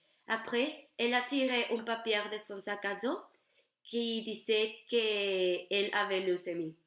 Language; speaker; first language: French; non-native, learner; Spanish